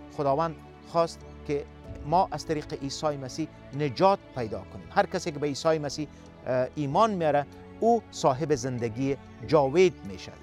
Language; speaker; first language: Persian; native; Persian